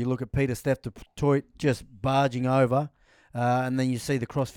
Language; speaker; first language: English; native; English